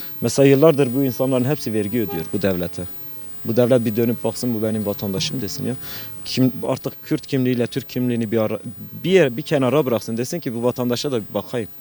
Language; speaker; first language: Turkish; non-native, local second language; Kurdish